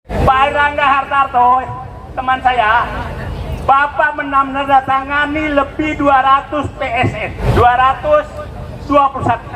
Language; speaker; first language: Indonesian; native; Indonesian